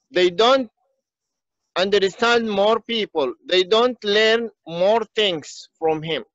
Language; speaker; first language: English; non-native, learner; Arabic